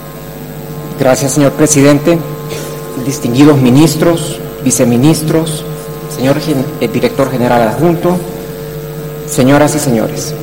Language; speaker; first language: Spanish; native; Spanish